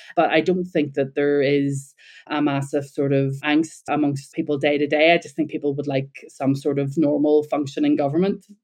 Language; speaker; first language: English; native; English